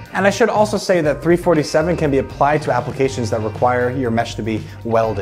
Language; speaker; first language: English; native; English